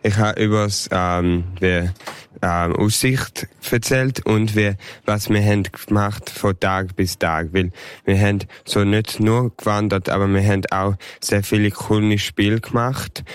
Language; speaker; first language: German; early bilingual, heritage; English